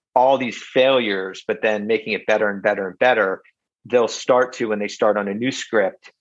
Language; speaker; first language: English; native; English